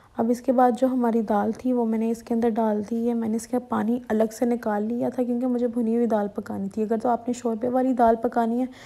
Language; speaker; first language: Urdu; non-native, local second language; Punjabi